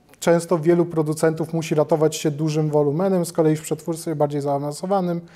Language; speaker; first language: Polish; native; Polish